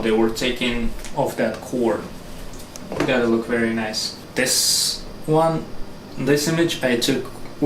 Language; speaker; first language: English; non-native, fluent; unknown